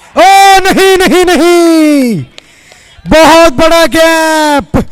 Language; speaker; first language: Hindi; non-native, local second language; Marathi